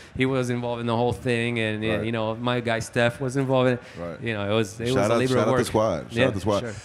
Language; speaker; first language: English; non-native, fluent; Italian